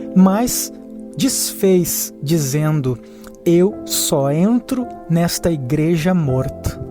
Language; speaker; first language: Portuguese; native; Portuguese